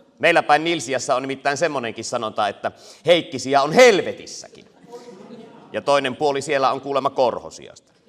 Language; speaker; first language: Finnish; native; Finnish